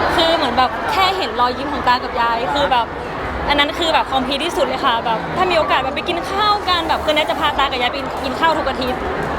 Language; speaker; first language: Thai; native; Thai